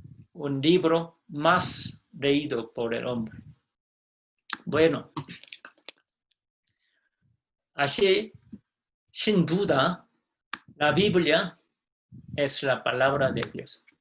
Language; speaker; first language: Spanish; non-native, fluent; Korean